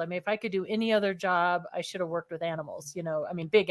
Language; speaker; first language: English; native; English